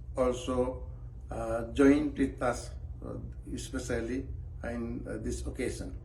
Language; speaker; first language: English; non-native, local second language; Sinhala